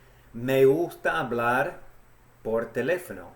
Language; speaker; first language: Spanish; non-native, fluent; English